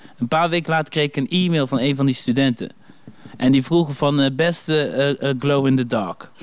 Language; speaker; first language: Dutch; early bilingual, other home language; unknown